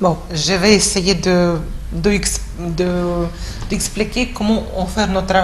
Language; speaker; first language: French; non-native, fluent; Russian